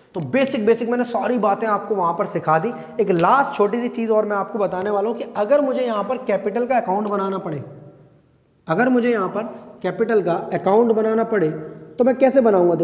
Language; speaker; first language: Hindi; native; Hindi